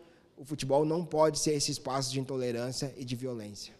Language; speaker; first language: Portuguese; native; Portuguese